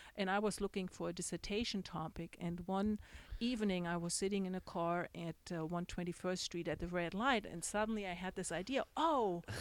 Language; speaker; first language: English; non-native, fluent; German